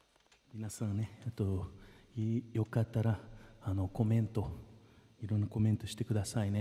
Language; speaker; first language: Japanese; non-native, fluent; Portuguese